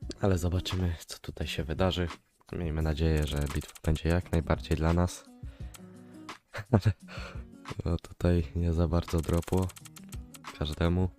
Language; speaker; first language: Polish; native; Polish